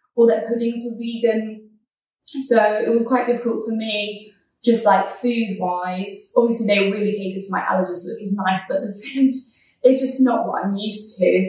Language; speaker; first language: English; non-native, fluent; Polish